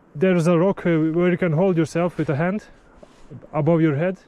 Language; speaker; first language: English; non-native, fluent; Lithuanian